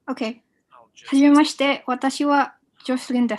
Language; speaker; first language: Japanese; non-native, learner; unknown